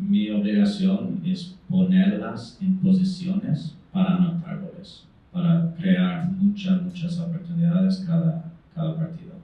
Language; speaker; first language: Spanish; non-native, fluent; English